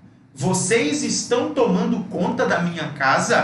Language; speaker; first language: Portuguese; non-native, fluent; Spanish